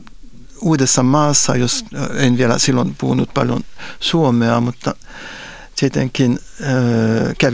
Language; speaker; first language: Finnish; non-native, fluent; French